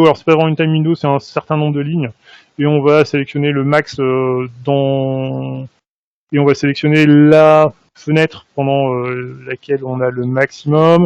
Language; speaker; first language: French; native; French